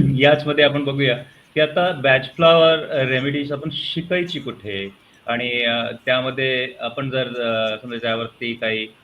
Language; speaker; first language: Marathi; non-native, local second language; Punjabi